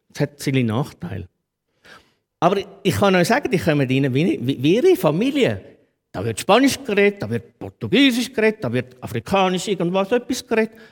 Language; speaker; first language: German; native; German